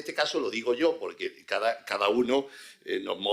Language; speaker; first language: Spanish; native; Spanish